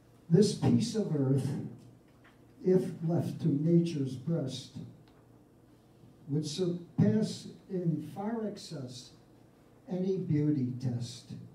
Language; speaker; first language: English; native; English